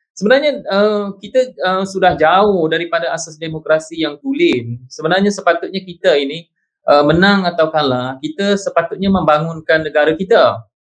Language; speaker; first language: Malay; native; Malay